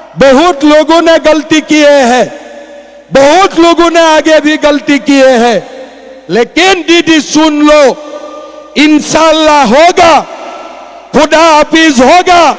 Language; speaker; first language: Hindi; non-native, local second language; Assamese